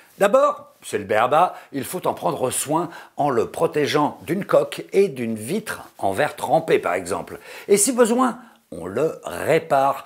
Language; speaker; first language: French; native; French